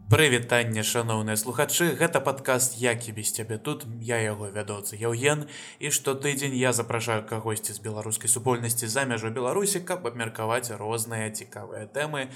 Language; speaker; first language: Belarusian; non-native, local second language; Russian